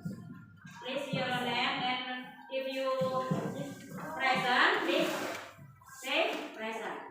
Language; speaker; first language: English; non-native, learner; Indonesian